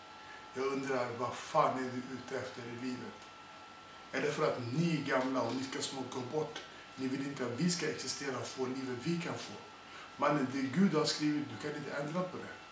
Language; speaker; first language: Swedish; non-native, fluent; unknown